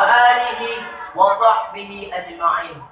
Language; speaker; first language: Arabic; non-native, learner; Achinese